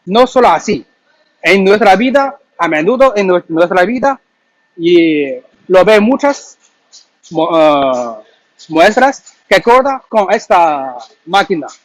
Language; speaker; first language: Spanish; non-native, learner; Chinese